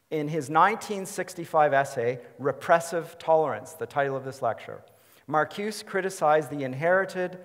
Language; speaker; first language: English; native; English